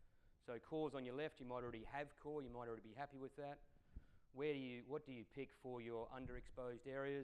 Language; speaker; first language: English; native; English